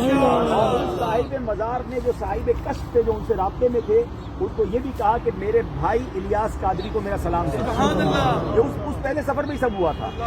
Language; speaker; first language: Urdu; native; Urdu